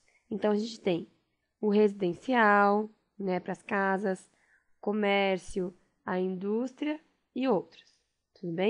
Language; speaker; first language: Portuguese; native; Portuguese